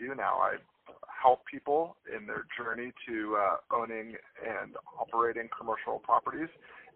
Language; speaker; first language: English; native; English